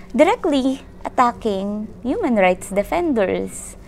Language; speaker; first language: English; non-native, local second language; Filipino